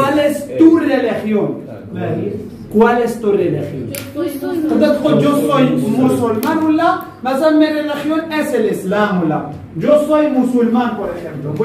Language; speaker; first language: Spanish; non-native, fluent; Arabic